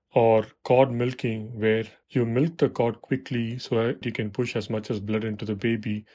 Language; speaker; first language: English; non-native, local second language; Tamil